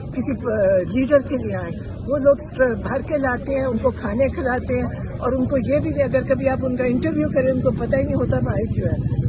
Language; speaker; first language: Urdu; native; Urdu